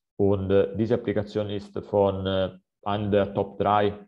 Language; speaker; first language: German; non-native, fluent; Italian